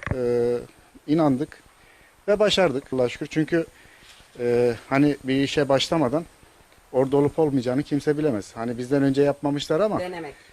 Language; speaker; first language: Turkish; native; Turkish